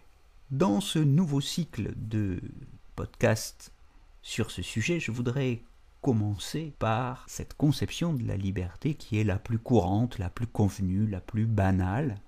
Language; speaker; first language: French; native; French